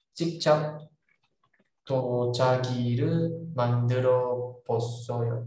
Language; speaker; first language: Korean; non-native, learner; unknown